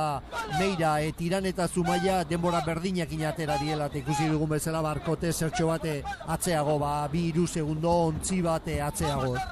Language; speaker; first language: Basque; native; Basque